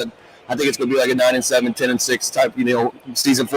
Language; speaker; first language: English; native; English